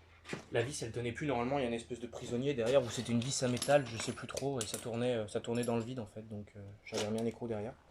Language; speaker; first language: French; native; French